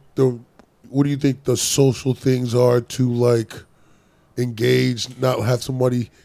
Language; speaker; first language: English; native; English